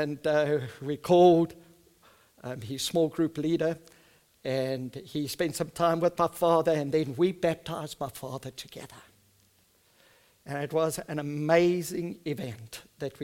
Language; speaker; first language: English; non-native, local second language; Afrikaans